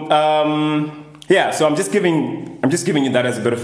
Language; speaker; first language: English; non-native, local second language; Shona